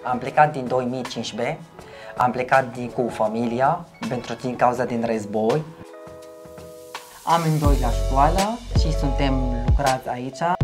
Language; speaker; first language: Romanian; non-native, learner; Arabic